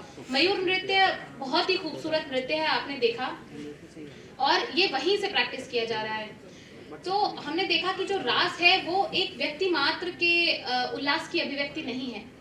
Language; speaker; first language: Hindi; native; Hindi